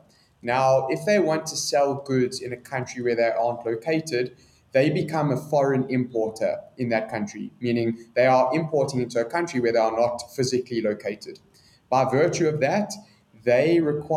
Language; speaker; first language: English; native; English